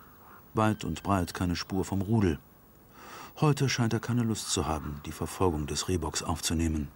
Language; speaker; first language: German; native; German